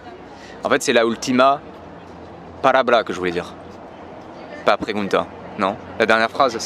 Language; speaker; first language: French; native; French